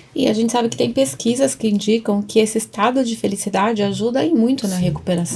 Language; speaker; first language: Portuguese; native; Portuguese